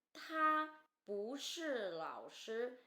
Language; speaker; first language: Chinese; non-native, fluent; Indonesian